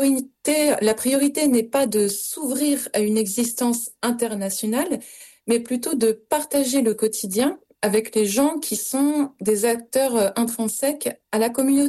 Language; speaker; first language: French; native; French